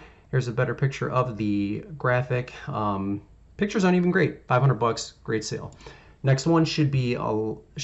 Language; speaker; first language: English; native; English